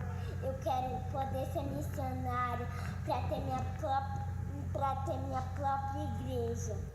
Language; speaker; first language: Portuguese; non-native, local second language; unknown